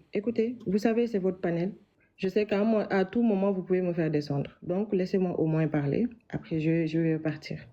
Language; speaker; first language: French; non-native, local second language; Wolof